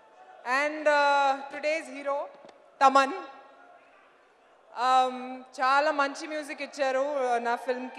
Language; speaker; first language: Telugu; non-native, learner; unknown